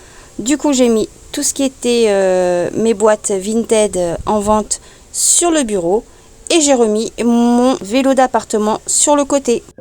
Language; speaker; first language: French; native; French